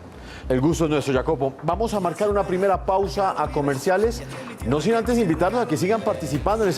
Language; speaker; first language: Spanish; native; Spanish